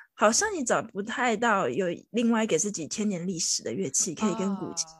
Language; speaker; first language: Chinese; native; Chinese